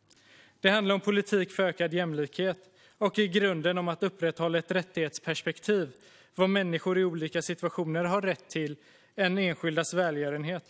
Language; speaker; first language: Swedish; native; Swedish